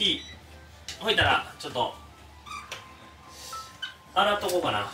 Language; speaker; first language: Japanese; native; Japanese